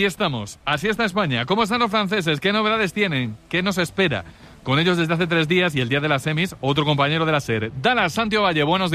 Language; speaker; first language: Spanish; native; Spanish